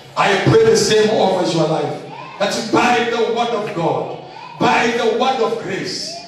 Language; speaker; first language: English; non-native, local second language; Swahili